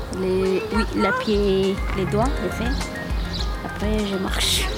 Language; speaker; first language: French; non-native, learner; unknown